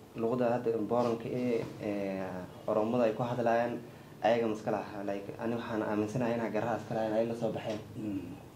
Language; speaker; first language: Somali; non-native, local second language; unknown